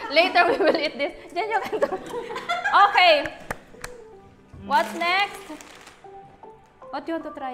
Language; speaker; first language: English; non-native, local second language; Filipino